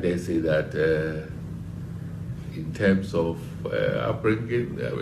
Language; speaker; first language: English; non-native, local second language; Akan